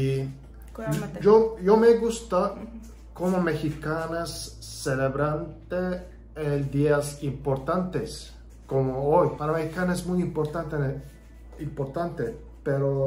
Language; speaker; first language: Spanish; non-native, learner; Turkish